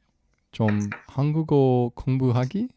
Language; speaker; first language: Korean; non-native, learner; English